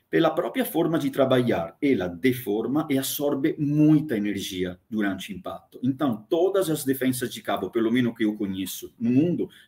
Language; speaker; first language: Portuguese; non-native, fluent; Italian